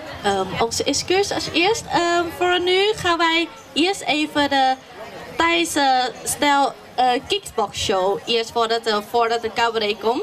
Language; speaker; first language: Dutch; non-native, fluent; Thai